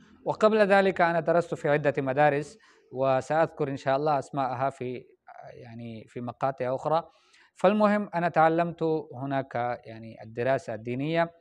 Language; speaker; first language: Arabic; non-native, fluent; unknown